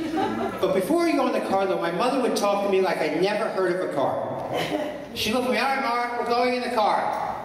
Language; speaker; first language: English; native; English